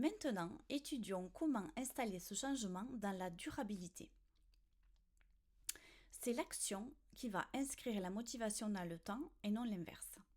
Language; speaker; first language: French; native; French